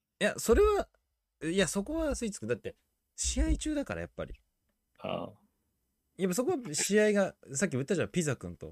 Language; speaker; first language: Japanese; native; Japanese